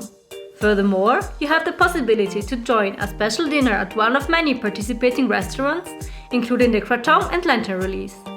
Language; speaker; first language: English; non-native, fluent; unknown